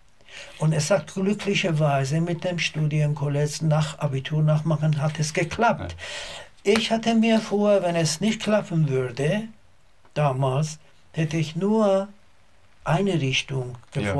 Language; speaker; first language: German; non-native, learner; Azerbaijani